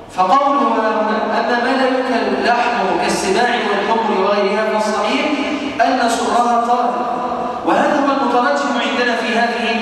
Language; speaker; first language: Arabic; native; Arabic